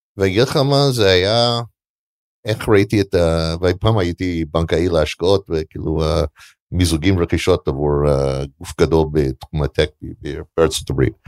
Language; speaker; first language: Hebrew; non-native, fluent; English